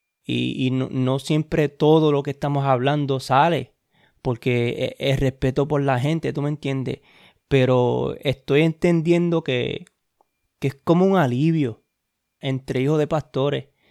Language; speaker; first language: Spanish; early bilingual, heritage; Spanish